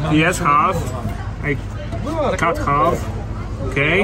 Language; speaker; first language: English; non-native, learner; Polish